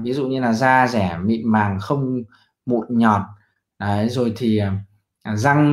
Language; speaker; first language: Vietnamese; native; Vietnamese